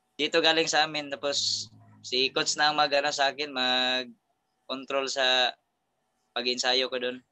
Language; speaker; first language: Filipino; non-native, local second language; Cebuano